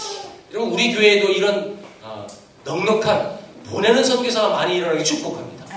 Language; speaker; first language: Korean; native; Korean